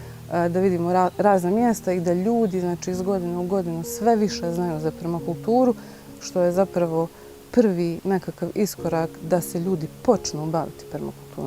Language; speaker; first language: Bosnian; native; Bosnian